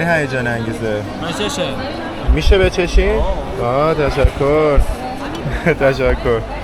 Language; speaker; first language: Persian; native; Persian